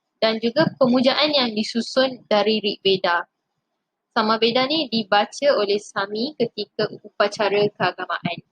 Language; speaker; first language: Malay; non-native, local second language; Tamil